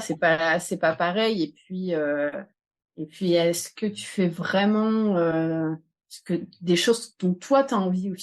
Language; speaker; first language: French; native; French